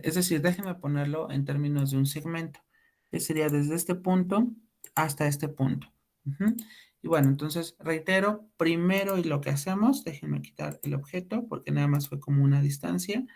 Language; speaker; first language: Spanish; native; Spanish